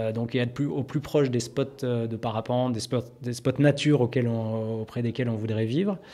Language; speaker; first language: French; native; French